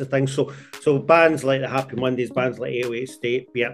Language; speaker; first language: English; native; English